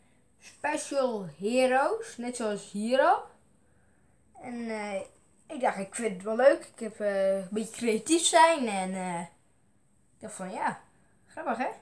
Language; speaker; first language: Dutch; native; Dutch